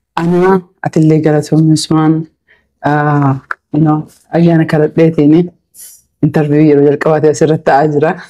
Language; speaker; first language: Oromo; early bilingual, heritage; Oromo